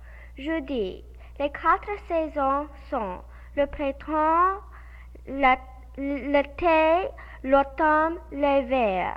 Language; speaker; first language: French; non-native, learner; English